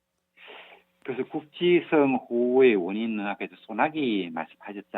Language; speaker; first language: Korean; native; Korean